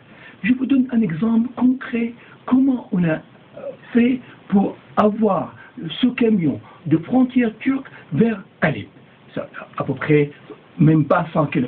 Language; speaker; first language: French; non-native, fluent; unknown